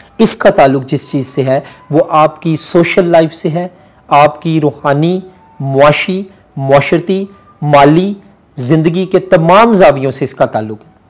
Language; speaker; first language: Urdu; non-native, local second language; Punjabi